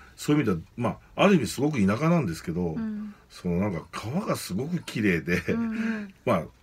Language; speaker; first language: Japanese; native; Japanese